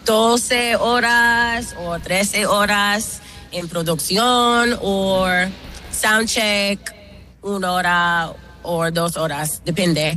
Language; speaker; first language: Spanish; non-native, learner; English